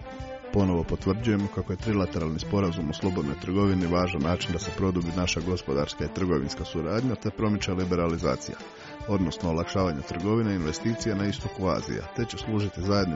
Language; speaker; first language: Croatian; native; Croatian